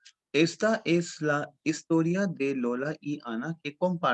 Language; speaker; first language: Spanish; non-native, fluent; Hindi